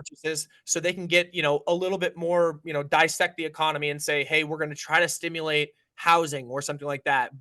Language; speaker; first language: English; native; English